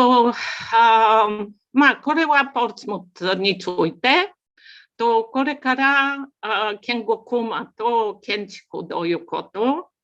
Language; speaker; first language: Japanese; non-native, learner; Bulgarian